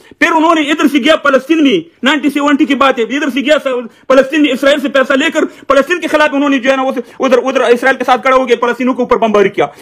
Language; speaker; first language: Urdu; non-native, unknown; Pashto